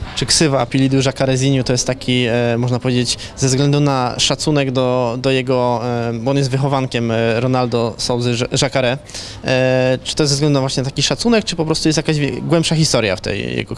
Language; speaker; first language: Polish; native; Polish